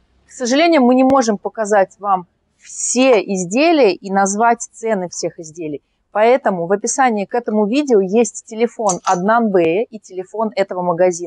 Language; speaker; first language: Russian; native; Russian